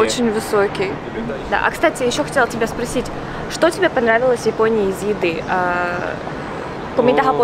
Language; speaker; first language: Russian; non-native, fluent; Japanese